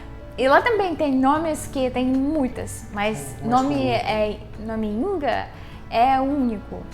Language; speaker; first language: Portuguese; non-native, fluent; Russian